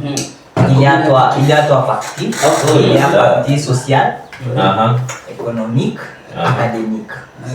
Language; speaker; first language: French; non-native, learner; Kamba